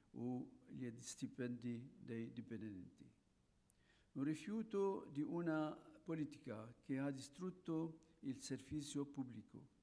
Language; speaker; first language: Italian; non-native, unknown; Arabic